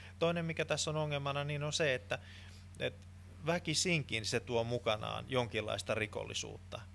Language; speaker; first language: Finnish; non-native, local second language; Swedish